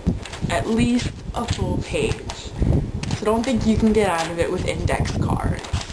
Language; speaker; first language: English; native; English